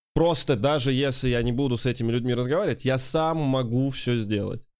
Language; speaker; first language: Russian; native; Russian